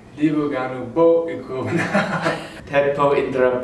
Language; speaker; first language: Danish; non-native, learner; English